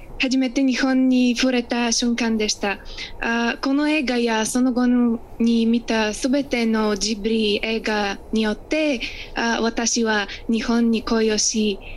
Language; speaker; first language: Japanese; non-native, fluent; Bulgarian